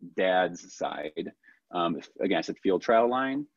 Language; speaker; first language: English; native; English